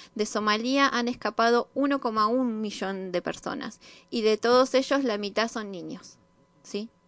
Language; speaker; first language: Spanish; native; Spanish